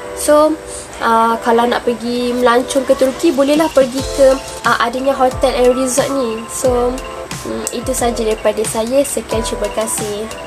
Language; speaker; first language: Malay; native; Malay